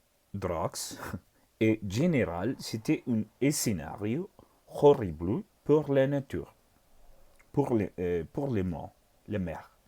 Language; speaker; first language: French; non-native, learner; Spanish